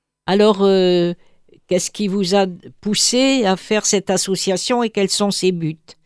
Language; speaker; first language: French; native; French